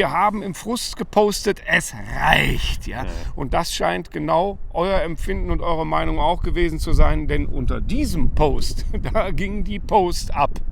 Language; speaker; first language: German; native; German